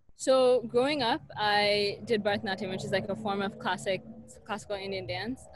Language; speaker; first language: English; native; English